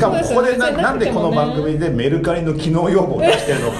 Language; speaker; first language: Japanese; native; Japanese